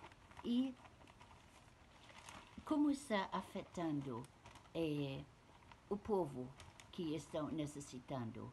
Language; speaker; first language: Portuguese; non-native, fluent; English